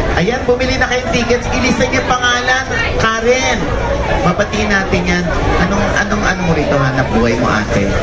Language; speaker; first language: Filipino; native; Filipino